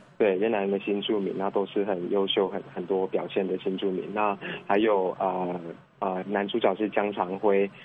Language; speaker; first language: Chinese; native; Chinese